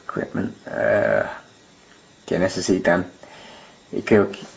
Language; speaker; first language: Spanish; non-native, learner; English